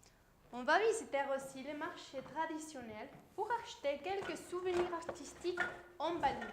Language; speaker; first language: French; non-native, learner; Spanish